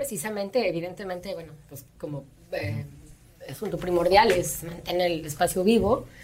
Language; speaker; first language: Spanish; native; Spanish